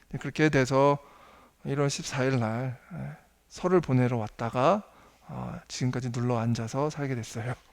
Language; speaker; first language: Korean; early bilingual, heritage; Korean